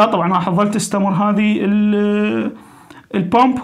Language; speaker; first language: Arabic; native; Arabic